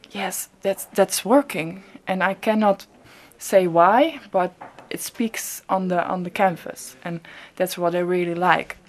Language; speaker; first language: English; non-native, fluent; Dutch